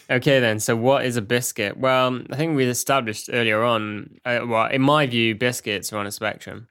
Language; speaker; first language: English; native; English